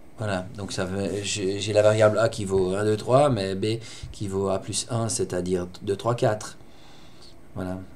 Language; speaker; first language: French; native; French